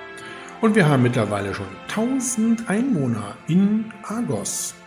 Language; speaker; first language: German; native; German